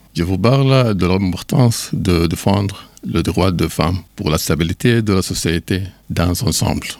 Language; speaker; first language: French; non-native, learner; Arabic